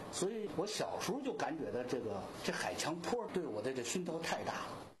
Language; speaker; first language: Chinese; native; Chinese